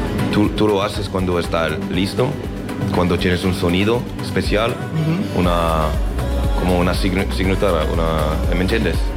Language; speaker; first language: Spanish; non-native, learner; French